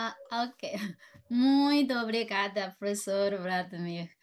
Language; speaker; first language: Portuguese; non-native, fluent; Chinese